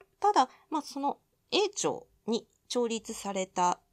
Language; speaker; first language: Japanese; native; Japanese